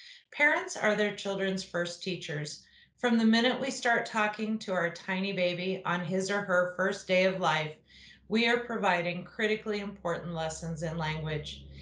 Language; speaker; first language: English; native; English